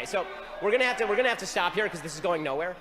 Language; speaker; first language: English; native; English